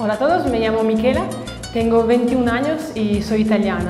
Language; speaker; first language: Spanish; non-native, learner; Italian